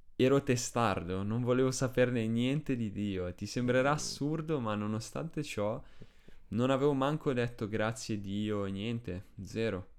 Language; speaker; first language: Italian; early bilingual, other home language; Spanish